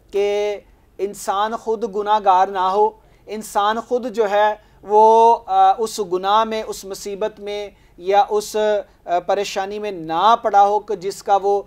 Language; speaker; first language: Urdu; non-native, local second language; Punjabi